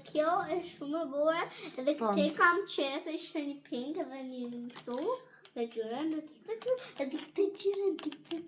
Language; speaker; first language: Albanian; early bilingual, heritage; Albanian